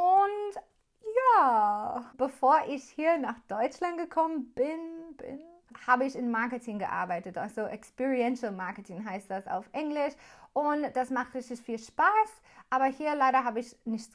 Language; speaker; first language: German; non-native, learner; English